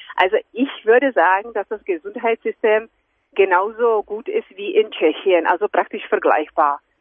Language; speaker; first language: German; non-native, fluent; Czech